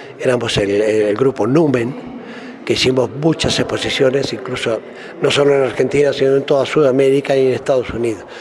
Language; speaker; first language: Spanish; native; Spanish